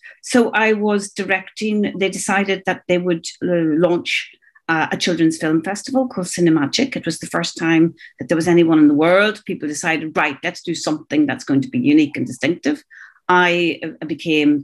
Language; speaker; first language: English; native; English